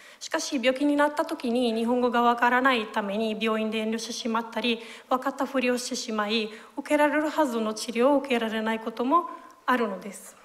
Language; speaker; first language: Japanese; non-native, fluent; Italian